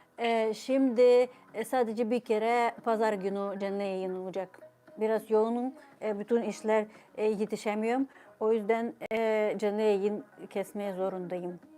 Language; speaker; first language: Turkish; non-native, fluent; Ukrainian